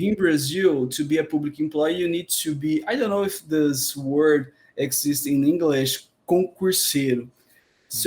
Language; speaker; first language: English; non-native, learner; Portuguese